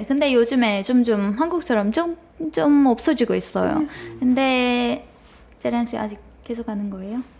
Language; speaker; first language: Korean; non-native, fluent; Turkish